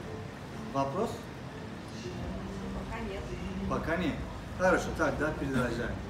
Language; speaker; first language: Russian; non-native, learner; Turkish